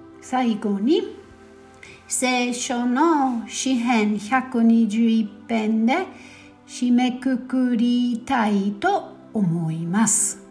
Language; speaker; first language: Japanese; non-native, fluent; German